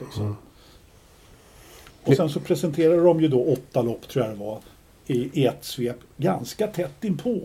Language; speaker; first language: Swedish; native; Swedish